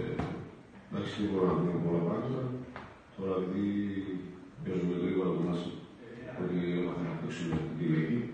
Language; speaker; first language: Greek; non-native, learner; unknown